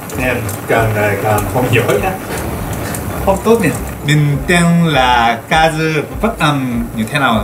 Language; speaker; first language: Vietnamese; non-native, learner; Japanese